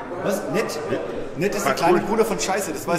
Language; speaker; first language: German; native; German